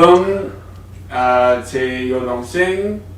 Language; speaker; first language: Korean; non-native, learner; English